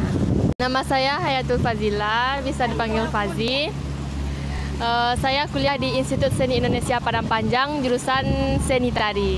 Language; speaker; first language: Indonesian; non-native, local second language; Minangkabau